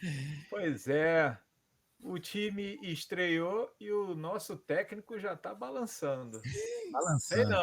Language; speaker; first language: Portuguese; native; Portuguese